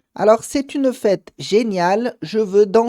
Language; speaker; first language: French; non-native, fluent; Portuguese